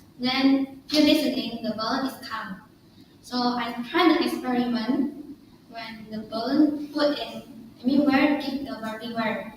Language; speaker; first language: English; non-native, learner; Indonesian